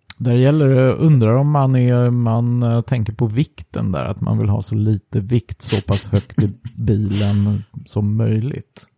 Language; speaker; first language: Swedish; early bilingual, other home language; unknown